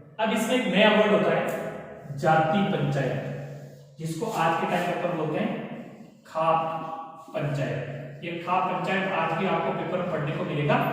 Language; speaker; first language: Hindi; native; Hindi